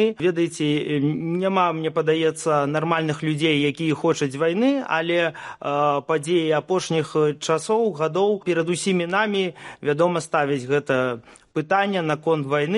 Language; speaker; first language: Belarusian; non-native, local second language; Russian